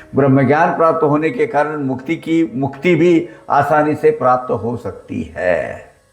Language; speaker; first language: Hindi; non-native, local second language; Marathi